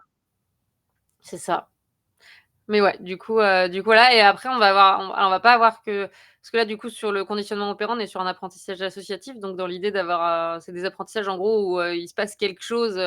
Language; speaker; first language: French; native; French